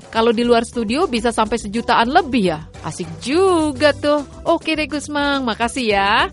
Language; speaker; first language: Indonesian; native; Indonesian